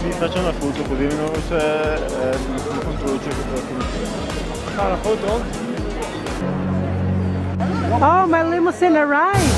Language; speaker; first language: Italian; non-native, fluent; Filipino